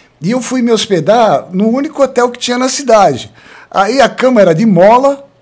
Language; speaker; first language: Portuguese; native; Portuguese